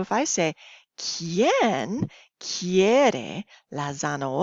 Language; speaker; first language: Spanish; non-native, fluent; English